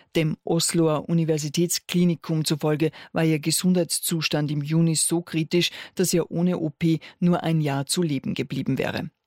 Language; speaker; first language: German; native; German